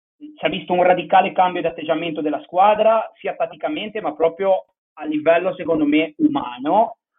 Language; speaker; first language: Italian; native; Italian